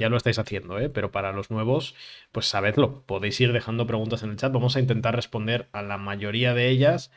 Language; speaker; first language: Spanish; native; Spanish